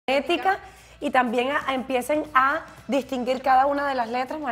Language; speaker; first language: Spanish; native; Spanish